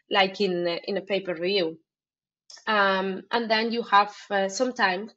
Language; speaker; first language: English; non-native, fluent; Spanish